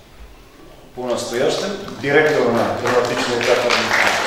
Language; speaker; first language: Bulgarian; native; Bulgarian